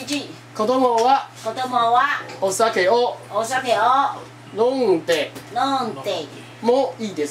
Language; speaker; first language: Japanese; non-native, learner; Chinese